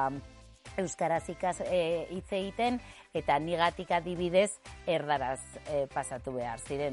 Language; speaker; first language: Basque; non-native, local second language; Spanish